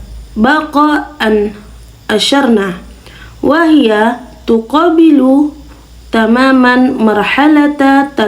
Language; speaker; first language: Arabic; non-native, learner; Indonesian